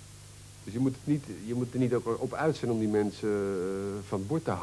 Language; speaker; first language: Dutch; native; Dutch